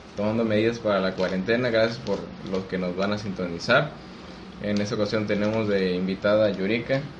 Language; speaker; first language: Spanish; native; Spanish